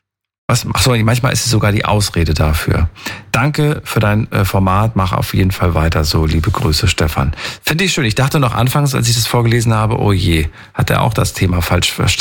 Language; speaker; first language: German; native; German